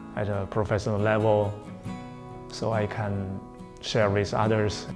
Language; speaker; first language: English; non-native, fluent; Chinese